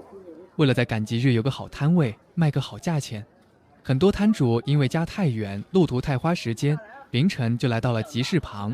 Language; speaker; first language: Chinese; native; Chinese